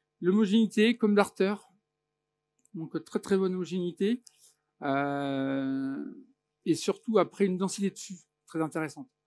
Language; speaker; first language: French; native; French